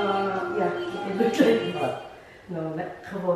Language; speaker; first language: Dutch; non-native, learner; Filipino